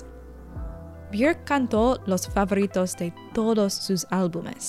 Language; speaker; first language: Spanish; non-native, learner; English